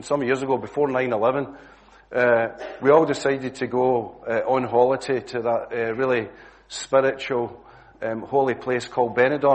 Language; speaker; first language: English; native; English